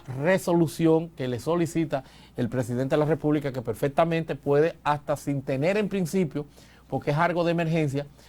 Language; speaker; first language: Spanish; native; Spanish